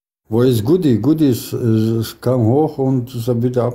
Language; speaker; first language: German; non-native, fluent; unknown